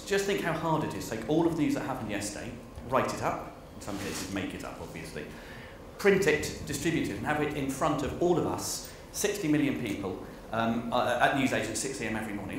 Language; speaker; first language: English; native; English